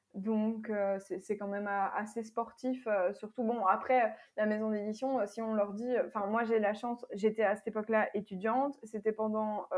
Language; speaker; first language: French; native; French